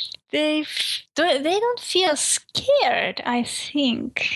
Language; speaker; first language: English; non-native, learner; Japanese